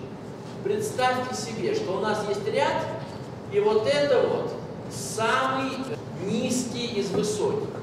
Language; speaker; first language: Russian; native; Russian